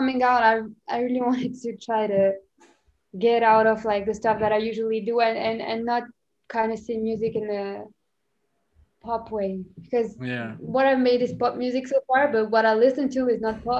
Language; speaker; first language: English; non-native, fluent; French